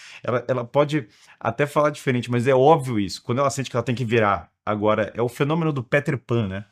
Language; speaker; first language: Portuguese; native; Portuguese